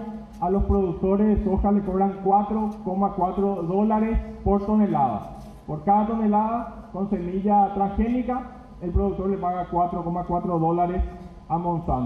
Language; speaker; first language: Spanish; native; Spanish